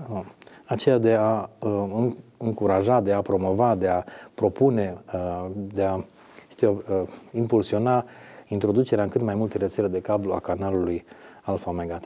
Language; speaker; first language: Romanian; native; Romanian